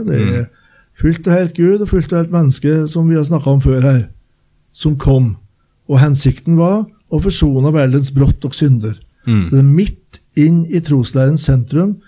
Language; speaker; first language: Norwegian; native; Norwegian